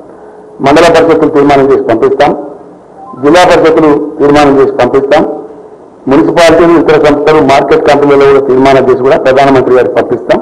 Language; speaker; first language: Telugu; native; Telugu